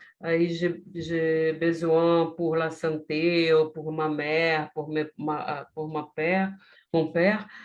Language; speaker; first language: French; non-native, learner; Portuguese